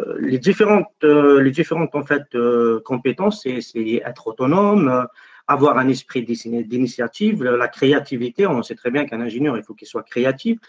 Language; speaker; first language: French; non-native, local second language; Arabic